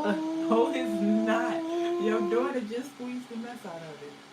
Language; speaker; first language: English; native; English